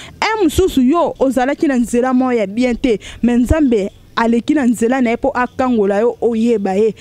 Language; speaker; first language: Lingala; native; Lingala